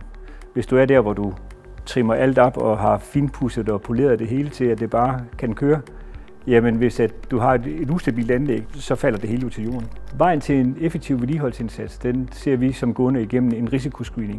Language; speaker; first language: Danish; native; Danish